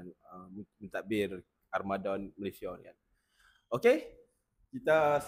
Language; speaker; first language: Malay; native; Malay